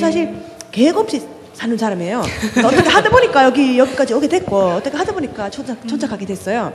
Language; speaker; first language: Korean; non-native, fluent; Finnish